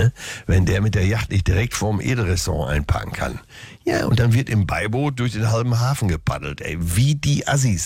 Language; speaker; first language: German; native; German